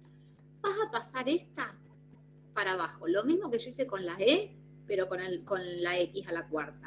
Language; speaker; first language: Spanish; native; Spanish